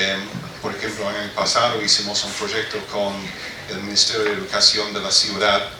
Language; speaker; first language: Spanish; non-native, fluent; English